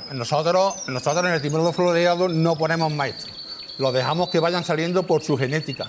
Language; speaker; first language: Spanish; native; Spanish